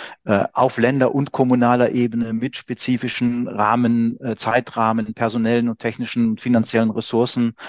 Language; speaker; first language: German; native; German